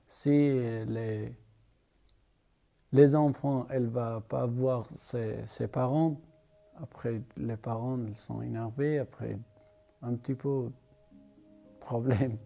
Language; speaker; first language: French; non-native, learner; Persian